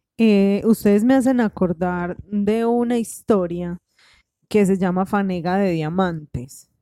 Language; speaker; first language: Spanish; native; Spanish